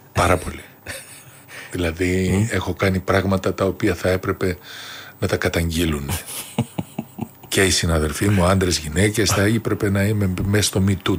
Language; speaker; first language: Greek; native; Greek